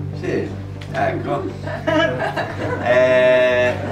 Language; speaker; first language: Italian; non-native, local second language; German